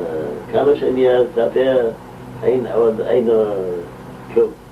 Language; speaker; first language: Hebrew; non-native, local second language; Yiddish